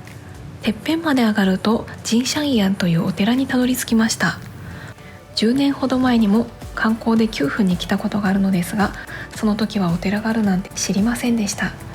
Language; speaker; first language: Japanese; native; Japanese